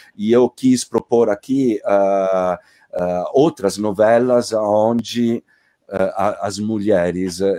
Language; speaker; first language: Portuguese; non-native, fluent; Italian